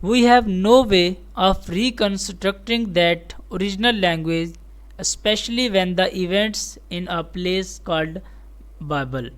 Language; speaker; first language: English; non-native, local second language; Urdu